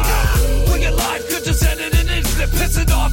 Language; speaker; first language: English; native; English